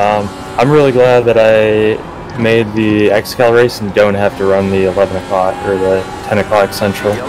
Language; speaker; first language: English; native; English